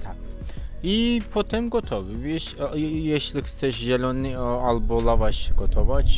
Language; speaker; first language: Polish; non-native, learner; Turkish